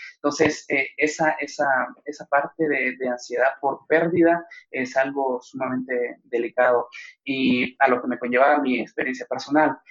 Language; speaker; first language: Spanish; native; Spanish